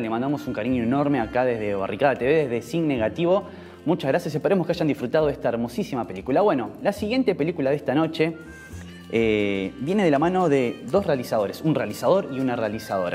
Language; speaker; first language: Spanish; native; Spanish